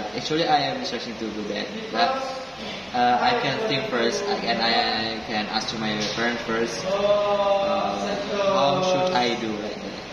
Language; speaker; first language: English; non-native, learner; Indonesian